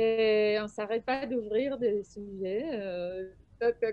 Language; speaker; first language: French; non-native, fluent; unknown